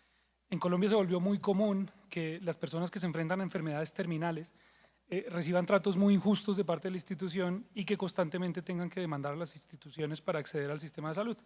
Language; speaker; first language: Spanish; native; Spanish